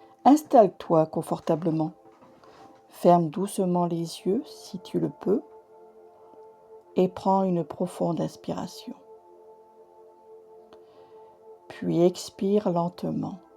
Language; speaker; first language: French; native; French